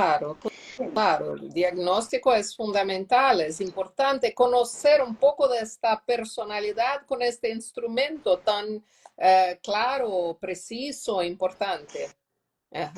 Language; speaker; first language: Spanish; non-native, learner; Portuguese